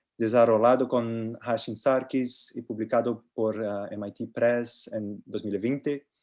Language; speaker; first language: Spanish; non-native, learner; Portuguese